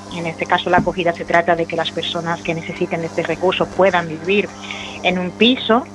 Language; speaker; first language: Spanish; native; Spanish